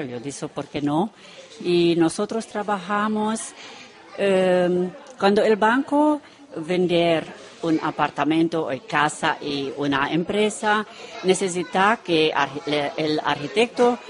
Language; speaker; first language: Spanish; non-native, learner; Romanian